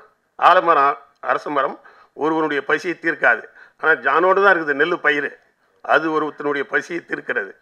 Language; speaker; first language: Tamil; native; Tamil